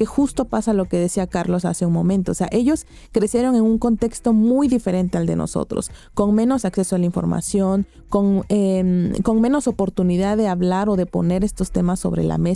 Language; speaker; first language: Spanish; native; Spanish